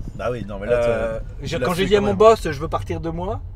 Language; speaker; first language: French; native; French